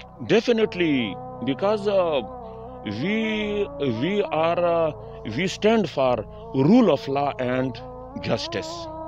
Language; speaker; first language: English; non-native, local second language; Pashto